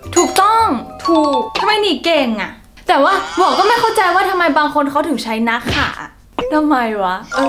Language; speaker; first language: Thai; native; Thai